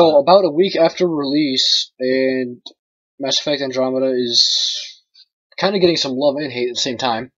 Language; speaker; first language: English; native; English